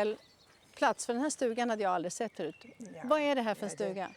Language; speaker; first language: Swedish; native; Swedish